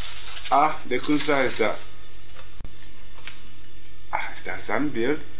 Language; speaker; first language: German; non-native, learner; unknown